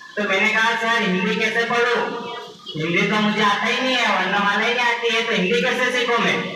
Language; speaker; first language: Hindi; non-native, local second language; Bhili